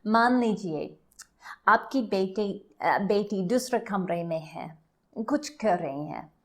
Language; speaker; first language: Hindi; non-native, learner; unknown